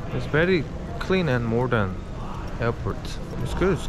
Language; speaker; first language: English; non-native, fluent; Korean